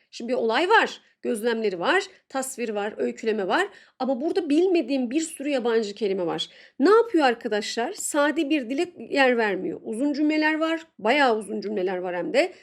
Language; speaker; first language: Turkish; native; Turkish